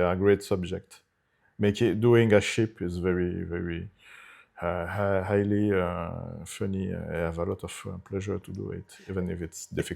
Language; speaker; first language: English; non-native, fluent; Italian